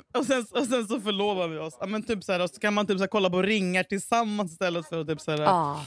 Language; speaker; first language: Swedish; native; Swedish